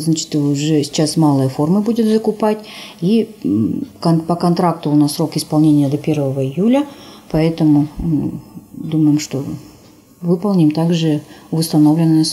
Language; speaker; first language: Russian; native; Russian